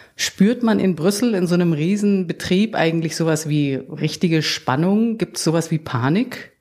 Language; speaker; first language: German; native; German